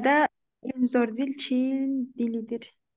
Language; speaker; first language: Turkish; non-native, learner; Kyrgyz